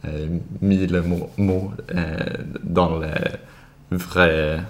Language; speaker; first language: French; non-native, learner; Swedish